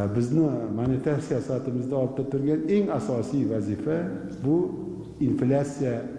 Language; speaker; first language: Russian; non-native, local second language; Uzbek